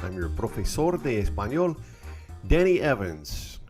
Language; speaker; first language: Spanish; non-native, fluent; English